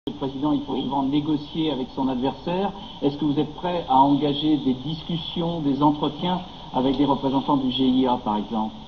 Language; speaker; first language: French; native; French